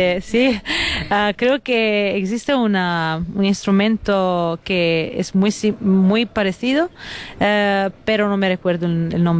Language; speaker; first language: Spanish; non-native, fluent; Italian